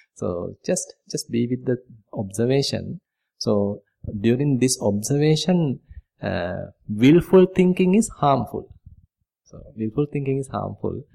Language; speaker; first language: English; non-native, local second language; Sinhala